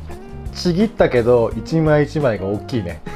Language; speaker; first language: Japanese; native; Japanese